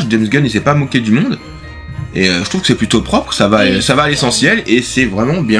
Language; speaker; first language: French; native; French